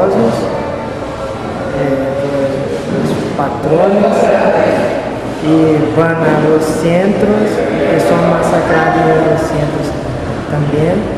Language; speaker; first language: Spanish; non-native, learner; Portuguese